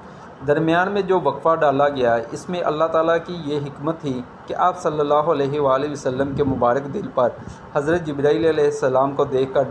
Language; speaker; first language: Urdu; native; Urdu